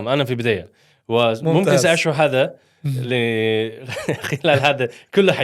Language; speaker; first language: Arabic; non-native, learner; Swedish